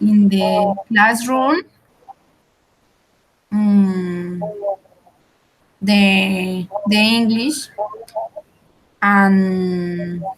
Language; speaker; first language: English; non-native, learner; Spanish